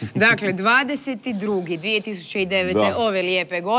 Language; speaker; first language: Bosnian; native; Bosnian